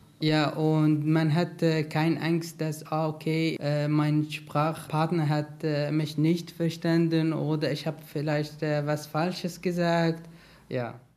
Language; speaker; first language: German; non-native, fluent; Arabic